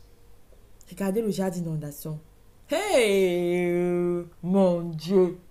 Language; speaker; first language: French; native; French